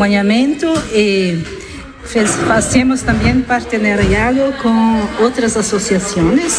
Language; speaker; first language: Spanish; non-native, learner; French